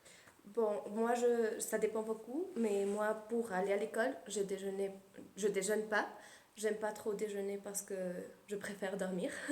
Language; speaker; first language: French; early bilingual, heritage; Spanish